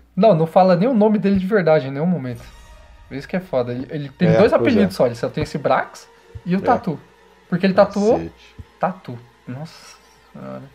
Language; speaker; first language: Portuguese; native; Portuguese